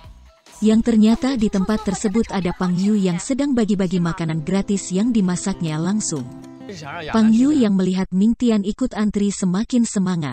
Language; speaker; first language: Indonesian; native; Indonesian